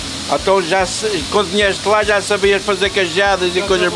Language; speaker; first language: Portuguese; native; Portuguese